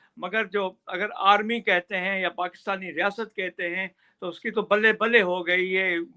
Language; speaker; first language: Urdu; non-native, local second language; Sindhi